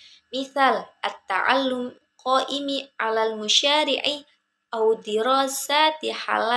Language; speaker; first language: Arabic; non-native, learner; Indonesian